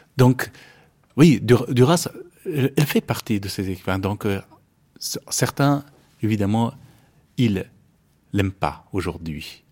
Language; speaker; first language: French; non-native, fluent; Persian